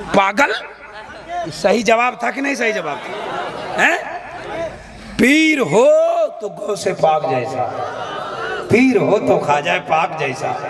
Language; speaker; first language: Hindi; native; Hindi